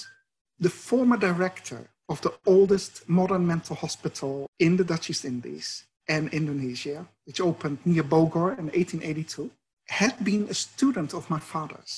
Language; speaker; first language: English; non-native, fluent; Dutch